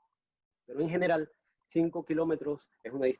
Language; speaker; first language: Spanish; native; Spanish